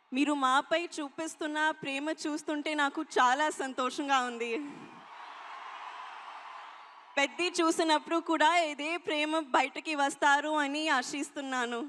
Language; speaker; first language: Telugu; non-native, learner; Hindi